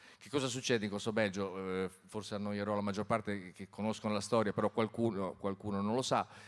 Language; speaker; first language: Italian; native; Italian